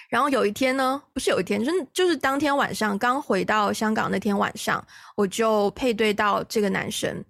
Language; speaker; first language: Chinese; native; Chinese